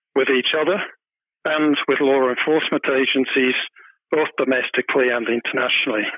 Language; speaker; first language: English; non-native, fluent; German